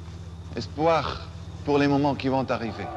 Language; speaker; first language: French; non-native, fluent; German